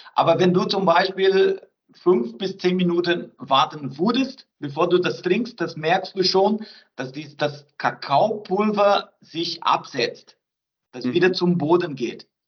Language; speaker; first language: German; non-native, fluent; Portuguese